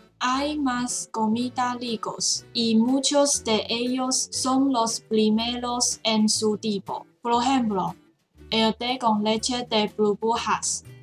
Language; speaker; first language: Spanish; non-native, learner; Chinese